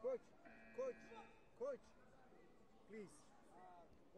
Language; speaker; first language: English; non-native, learner; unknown